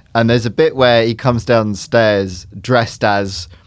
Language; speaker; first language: English; native; English